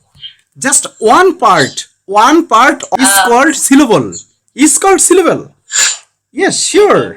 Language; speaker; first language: English; non-native, learner; Bangla